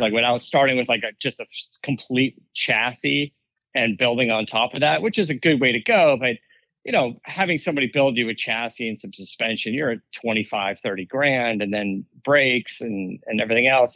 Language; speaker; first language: English; native; English